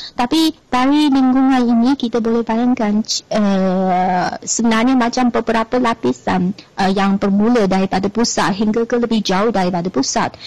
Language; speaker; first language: Malay; non-native, fluent; Chinese